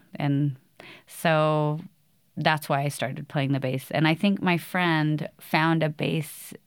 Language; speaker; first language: English; native; English